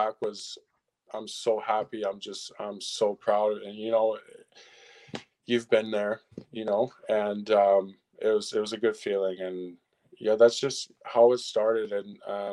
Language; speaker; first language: English; early bilingual, other home language; French